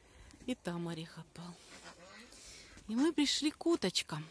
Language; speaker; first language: Russian; native; Russian